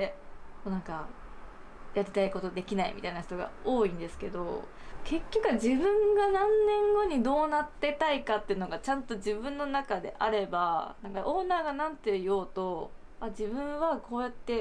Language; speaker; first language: Japanese; native; Japanese